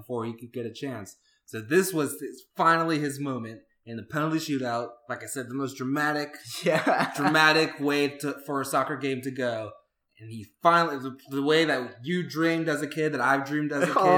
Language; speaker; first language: English; native; English